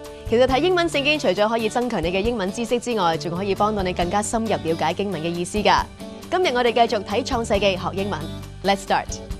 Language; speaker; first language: Cantonese; native; Cantonese